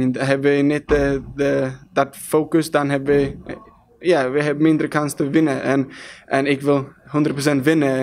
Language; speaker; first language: Dutch; non-native, learner; Swedish